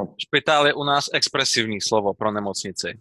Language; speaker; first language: Polish; non-native, learner; Czech